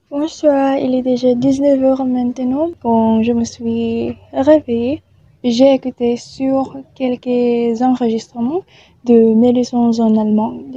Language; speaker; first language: French; non-native, learner; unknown